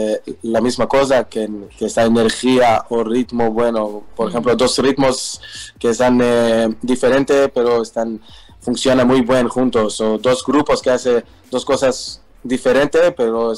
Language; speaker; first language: Spanish; non-native, learner; Hebrew